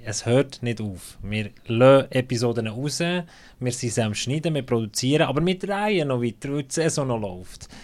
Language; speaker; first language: German; native; German